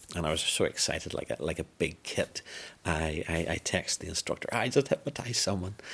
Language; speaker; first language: English; native; English